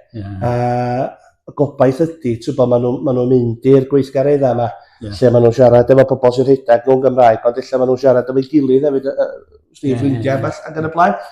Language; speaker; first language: Welsh; native; Welsh